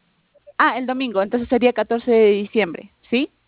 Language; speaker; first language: Spanish; native; Spanish